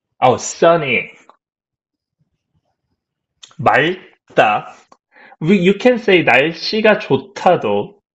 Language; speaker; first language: English; non-native, fluent; Korean